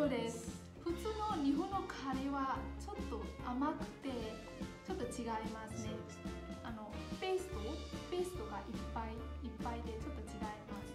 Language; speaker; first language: Japanese; non-native, fluent; Burmese